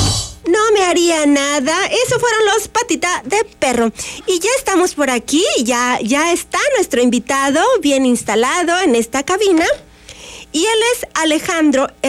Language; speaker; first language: Spanish; native; Spanish